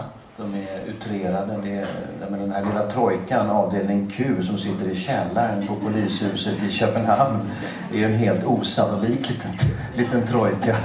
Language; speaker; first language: Swedish; native; Swedish